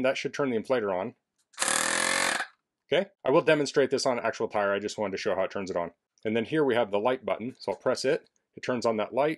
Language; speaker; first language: English; native; English